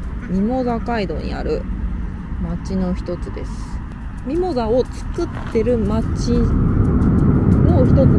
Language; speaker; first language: Japanese; native; Japanese